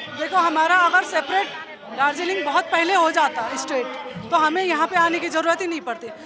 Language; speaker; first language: Hindi; non-native, local second language; Nepali